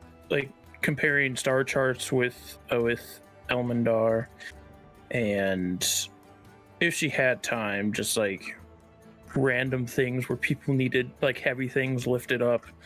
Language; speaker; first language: English; native; English